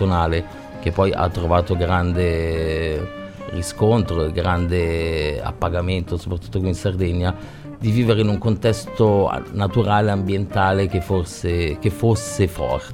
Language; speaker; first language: Italian; native; Italian